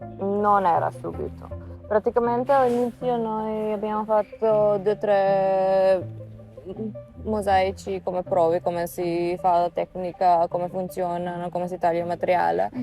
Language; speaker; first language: Italian; non-native, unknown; Macedonian